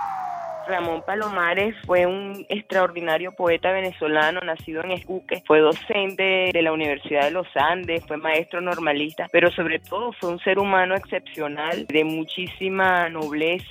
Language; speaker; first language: Spanish; native; Spanish